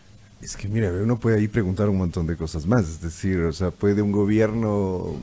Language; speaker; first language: Spanish; native; Spanish